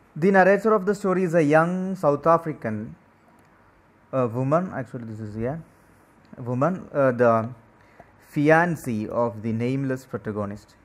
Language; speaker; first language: English; non-native, local second language; Malayalam